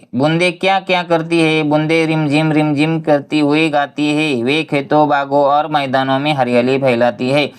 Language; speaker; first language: Hindi; non-native, local second language; Marathi